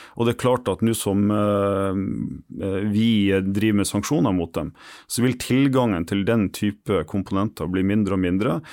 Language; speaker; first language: Norwegian; native; Norwegian